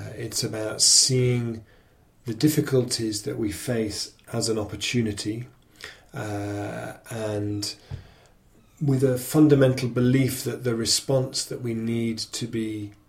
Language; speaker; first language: English; native; English